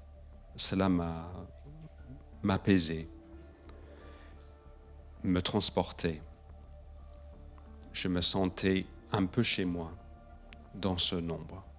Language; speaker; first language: French; non-native, fluent; English